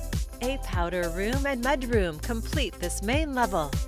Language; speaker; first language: English; native; English